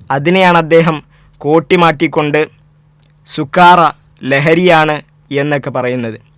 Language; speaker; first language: Malayalam; native; Malayalam